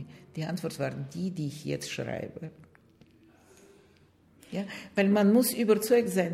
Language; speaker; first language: German; non-native, fluent; Russian